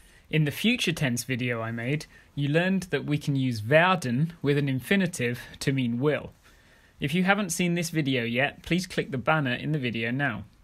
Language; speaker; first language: English; native; English